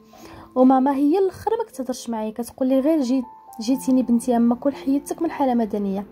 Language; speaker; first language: Arabic; native; Arabic